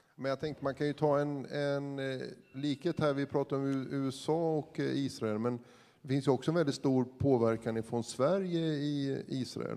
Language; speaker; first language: Swedish; native; Swedish